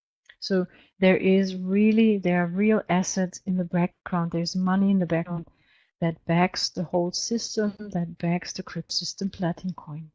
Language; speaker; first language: English; non-native, fluent; German